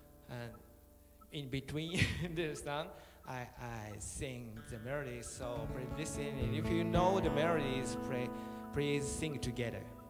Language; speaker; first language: English; non-native, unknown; Japanese